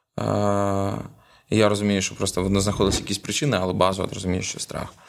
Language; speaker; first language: Ukrainian; non-native, local second language; Russian